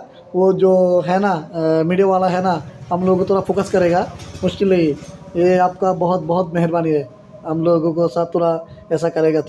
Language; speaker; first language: Hindi; non-native, fluent; Bangla